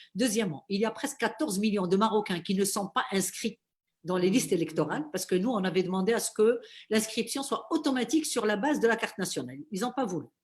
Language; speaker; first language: French; non-native, local second language; Arabic